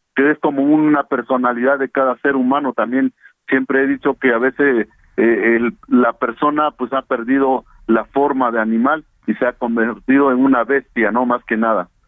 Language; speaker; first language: Spanish; non-native, local second language; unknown